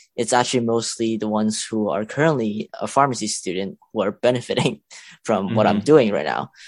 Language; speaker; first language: English; non-native, local second language; Cantonese